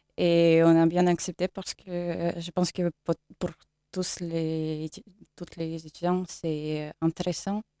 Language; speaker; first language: French; non-native, learner; Russian